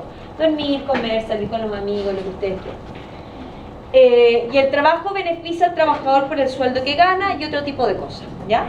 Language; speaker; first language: Spanish; native; Spanish